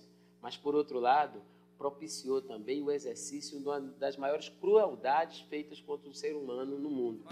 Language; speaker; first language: Portuguese; native; Portuguese